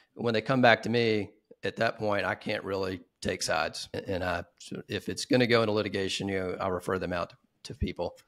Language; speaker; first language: English; native; English